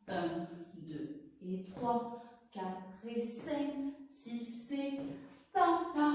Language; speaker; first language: French; native; French